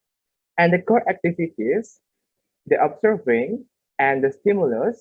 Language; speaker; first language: English; non-native, learner; Indonesian